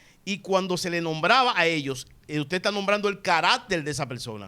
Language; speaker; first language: Spanish; native; Spanish